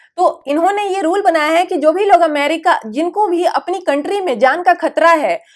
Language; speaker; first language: Hindi; native; Hindi